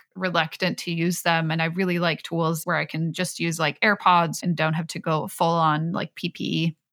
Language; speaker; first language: English; non-native, fluent; Swedish